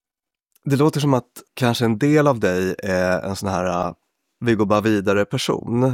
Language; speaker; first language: Swedish; native; Swedish